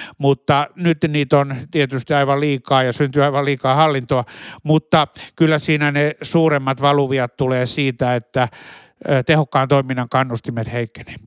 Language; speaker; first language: Finnish; native; Finnish